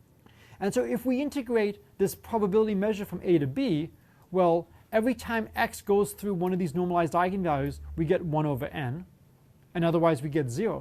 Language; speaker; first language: English; native; English